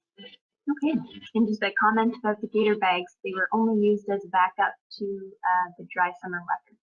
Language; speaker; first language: English; native; English